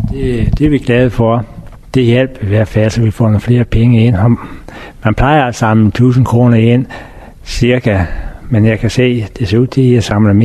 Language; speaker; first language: Danish; native; Danish